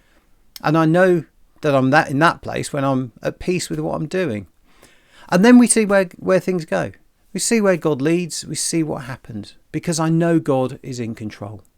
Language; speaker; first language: English; native; English